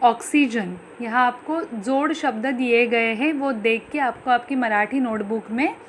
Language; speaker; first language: Hindi; non-native, local second language; Marathi